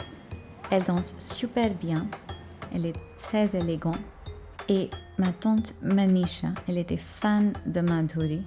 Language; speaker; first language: French; non-native, fluent; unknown